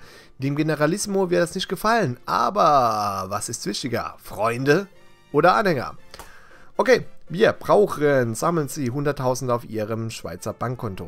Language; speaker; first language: German; native; German